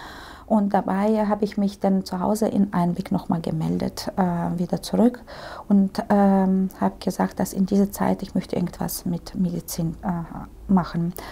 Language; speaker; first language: German; early bilingual, heritage; Russian